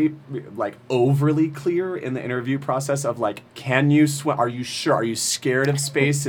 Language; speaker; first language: English; native; English